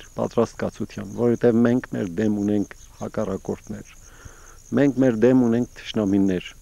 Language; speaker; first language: Armenian; early bilingual, heritage; Armenian